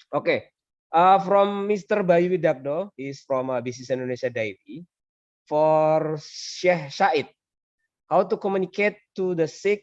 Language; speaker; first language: English; non-native, learner; Indonesian